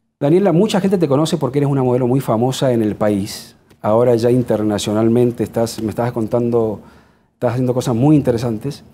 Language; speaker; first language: Spanish; native; Spanish